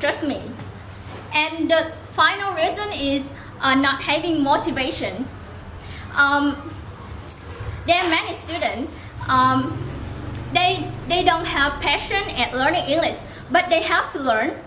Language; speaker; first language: English; non-native, learner; Vietnamese